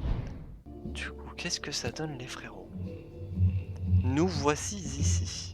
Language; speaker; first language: French; native; French